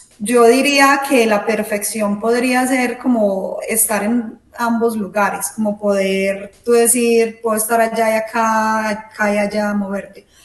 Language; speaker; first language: Spanish; native; Spanish